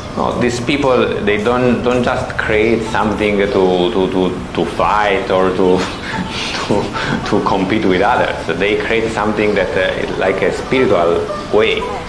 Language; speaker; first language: English; non-native, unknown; Italian